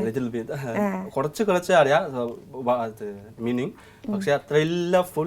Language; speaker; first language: Malayalam; non-native, learner; Assamese